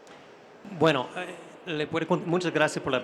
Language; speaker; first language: Spanish; non-native, fluent; English